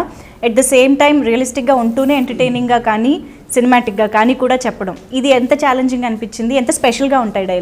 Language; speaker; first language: Telugu; native; Telugu